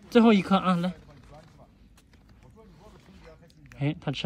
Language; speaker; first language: Chinese; native; Chinese